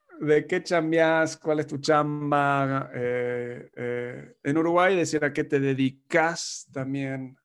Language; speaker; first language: Spanish; non-native, fluent; English